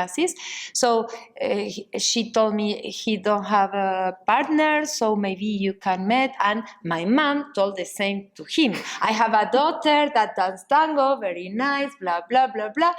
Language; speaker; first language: English; non-native, learner; Spanish